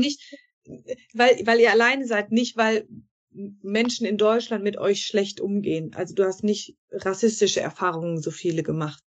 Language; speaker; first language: German; native; German